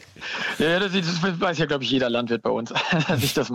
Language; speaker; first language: German; native; German